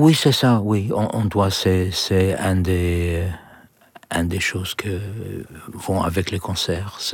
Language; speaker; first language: French; non-native, learner; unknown